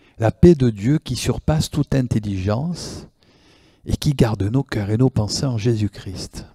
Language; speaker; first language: French; native; French